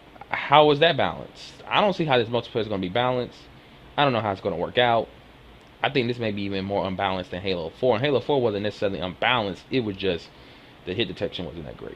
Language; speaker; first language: English; native; English